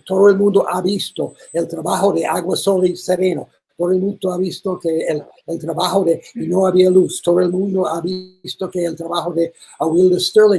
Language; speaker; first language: Spanish; non-native, learner; English